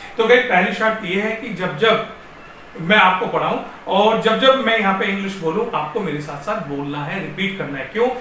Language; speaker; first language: Hindi; native; Hindi